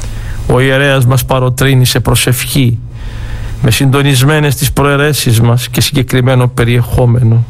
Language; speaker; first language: Greek; native; Greek